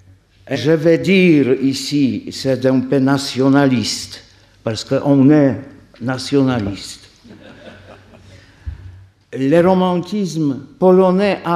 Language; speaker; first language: French; non-native, fluent; Polish